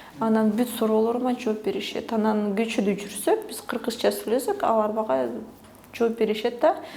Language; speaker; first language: Kyrgyz; early bilingual, other home language; Russian